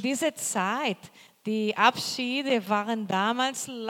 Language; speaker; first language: German; non-native, fluent; Portuguese